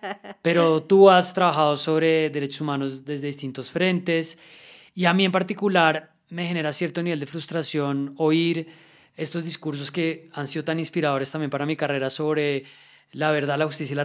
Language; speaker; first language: Spanish; native; Spanish